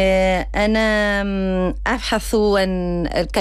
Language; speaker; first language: Arabic; non-native, learner; Spanish